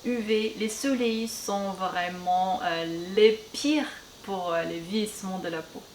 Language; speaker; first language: French; non-native, fluent; Korean